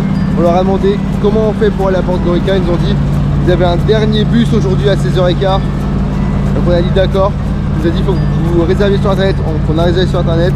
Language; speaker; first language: French; native; French